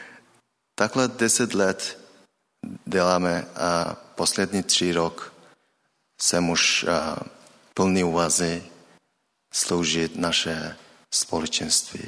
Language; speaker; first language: Czech; non-native, learner; Mongolian